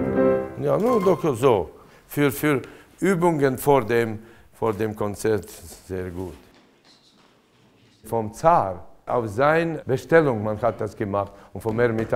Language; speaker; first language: German; non-native, fluent; Latvian